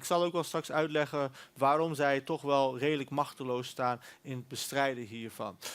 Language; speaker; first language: Dutch; early bilingual, other home language; Turkish